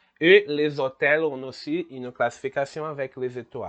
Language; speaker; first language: French; non-native, fluent; Portuguese